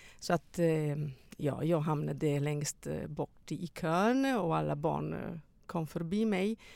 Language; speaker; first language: Swedish; non-native, fluent; Italian